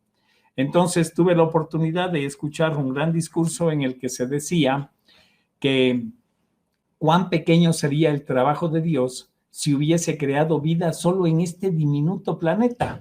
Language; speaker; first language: Spanish; native; Spanish